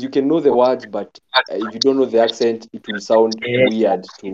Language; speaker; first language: English; non-native, local second language; Kikuyu